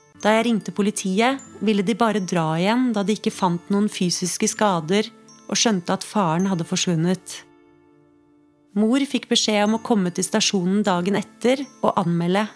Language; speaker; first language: Norwegian; native; Norwegian